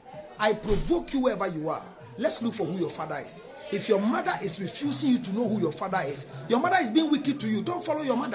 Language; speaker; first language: English; non-native, local second language; Akan